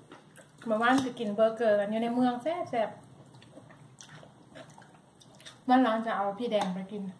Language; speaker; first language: German; non-native, learner; Thai